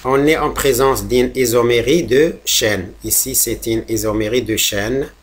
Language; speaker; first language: French; non-native, local second language; Arabic